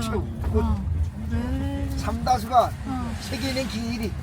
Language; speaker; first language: Korean; native; Korean